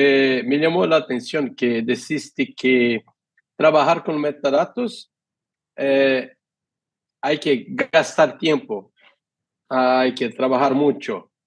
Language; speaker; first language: Spanish; non-native, fluent; Portuguese